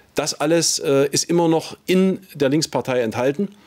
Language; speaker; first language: German; native; German